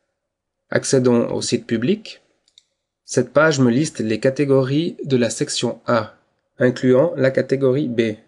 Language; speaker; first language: French; native; French